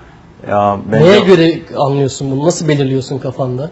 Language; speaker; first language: Turkish; native; Turkish